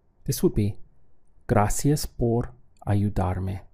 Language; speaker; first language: Spanish; non-native, fluent; English